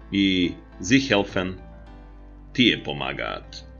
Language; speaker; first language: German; non-native, fluent; Macedonian